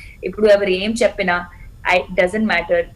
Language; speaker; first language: Telugu; non-native, local second language; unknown